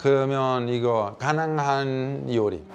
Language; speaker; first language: Korean; non-native, fluent; Italian